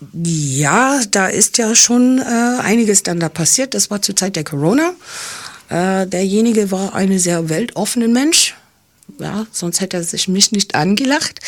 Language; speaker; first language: German; early bilingual, heritage; English